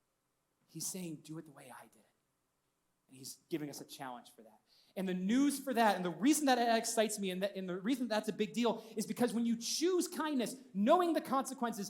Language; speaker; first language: English; native; English